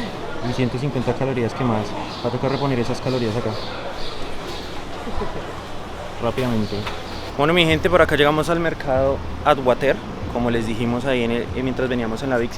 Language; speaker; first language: Spanish; native; Spanish